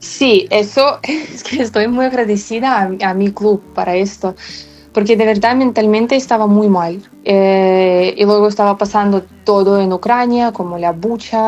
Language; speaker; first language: Spanish; non-native, fluent; Ukrainian